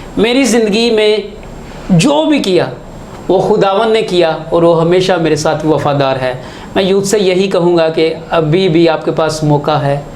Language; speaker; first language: Urdu; non-native, local second language; Punjabi